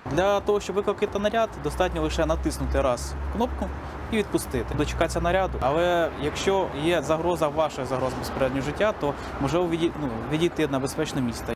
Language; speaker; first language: Ukrainian; native; Ukrainian